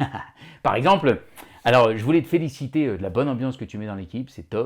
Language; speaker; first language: French; native; French